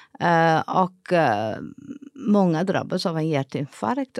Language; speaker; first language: Swedish; non-native, fluent; Dutch